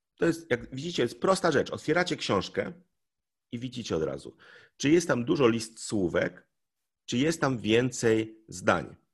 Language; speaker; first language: Polish; native; Polish